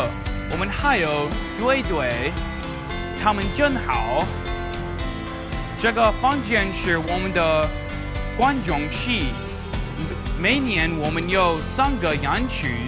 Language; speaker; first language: Chinese; non-native, learner; English